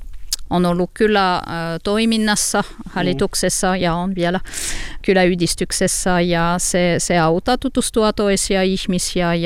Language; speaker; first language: Finnish; non-native, learner; French